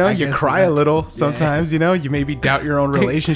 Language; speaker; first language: English; early bilingual, other home language; Spanish